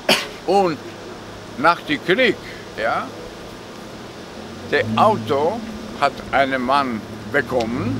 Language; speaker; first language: German; non-native, learner; Polish